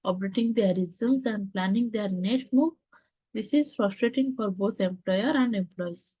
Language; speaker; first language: English; non-native, local second language; Odia